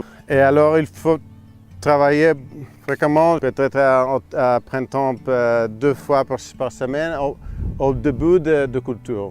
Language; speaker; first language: French; non-native, fluent; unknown